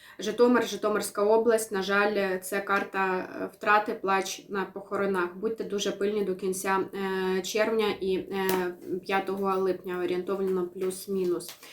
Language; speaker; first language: Ukrainian; non-native, local second language; Russian